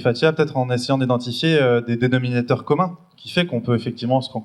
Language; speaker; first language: French; native; French